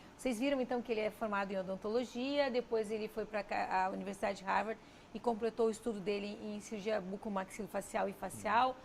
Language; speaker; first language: Portuguese; native; Portuguese